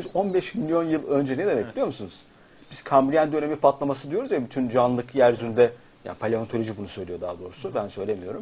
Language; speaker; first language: Turkish; native; Turkish